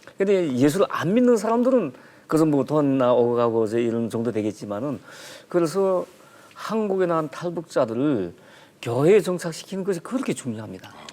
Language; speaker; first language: Korean; native; Korean